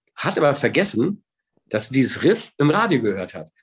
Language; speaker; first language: German; native; German